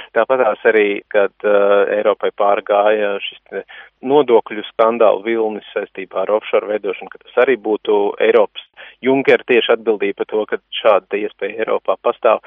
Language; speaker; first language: Latvian; early bilingual, heritage; Latvian